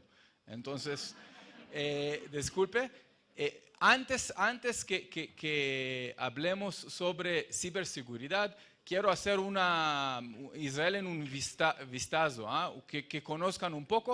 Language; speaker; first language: Spanish; non-native, fluent; Hebrew